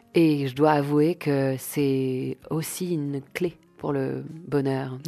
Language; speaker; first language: French; native; French